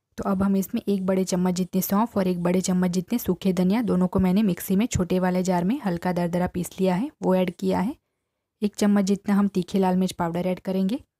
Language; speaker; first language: Hindi; non-native, local second language; Gujarati